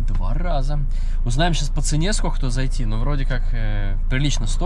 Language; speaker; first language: Russian; native; Russian